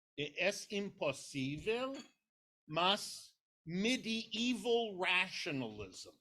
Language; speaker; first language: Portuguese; non-native, learner; English